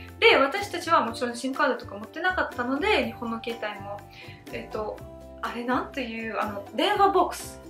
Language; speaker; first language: Japanese; native; Japanese